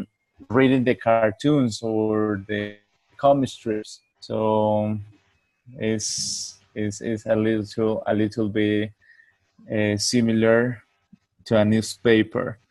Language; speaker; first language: English; non-native, learner; Spanish